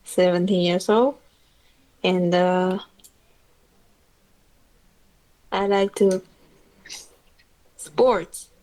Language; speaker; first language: English; non-native, learner; Chinese